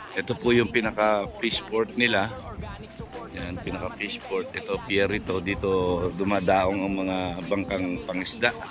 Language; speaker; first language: Filipino; native; Filipino